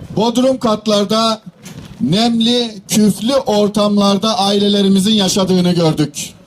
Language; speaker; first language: Turkish; native; Turkish